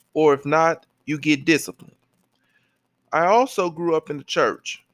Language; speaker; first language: English; native; English